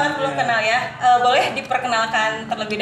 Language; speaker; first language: Indonesian; native; Indonesian